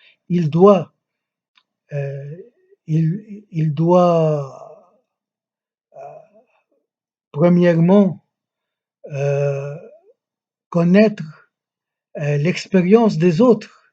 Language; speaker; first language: French; non-native, local second language; Arabic